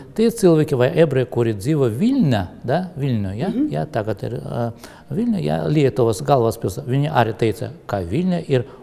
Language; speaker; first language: Latvian; non-native, local second language; Russian